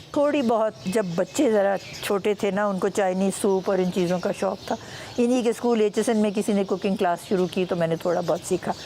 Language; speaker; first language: Urdu; non-native, local second language; Punjabi